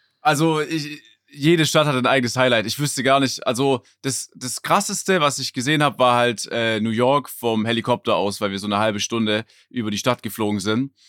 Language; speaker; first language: German; native; German